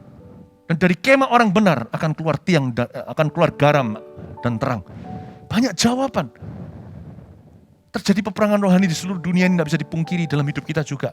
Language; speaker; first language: Indonesian; native; Indonesian